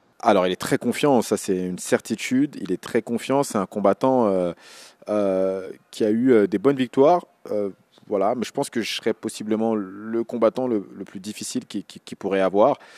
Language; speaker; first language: French; native; French